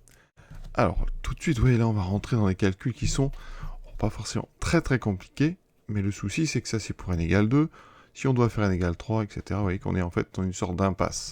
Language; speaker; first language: French; native; French